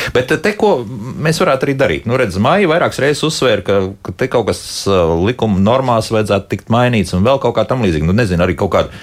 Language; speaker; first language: Latvian; native; Latvian